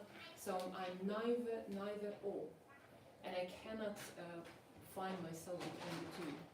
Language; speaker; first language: English; non-native, fluent; Russian